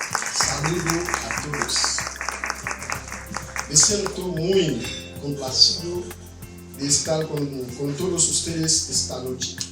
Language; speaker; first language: Spanish; non-native, fluent; Haitian Creole